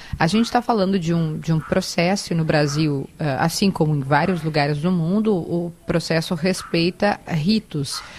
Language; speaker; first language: Portuguese; native; Portuguese